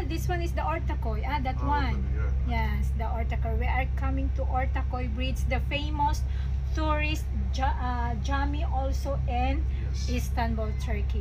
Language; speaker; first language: English; non-native, local second language; Filipino